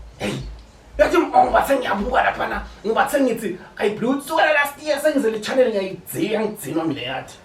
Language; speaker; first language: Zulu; native; Zulu